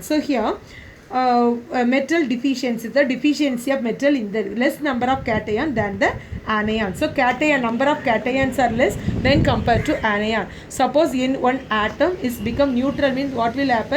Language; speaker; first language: English; non-native, local second language; Tamil